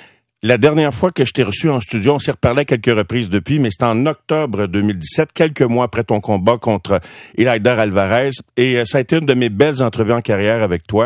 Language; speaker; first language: French; native; French